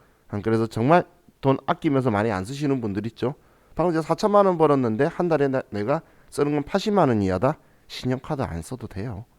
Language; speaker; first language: Korean; native; Korean